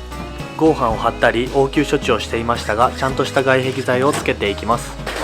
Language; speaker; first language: Japanese; native; Japanese